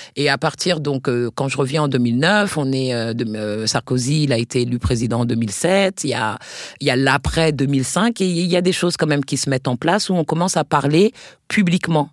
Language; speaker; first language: French; native; French